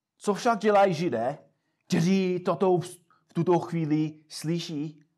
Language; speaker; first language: Czech; non-native, fluent; English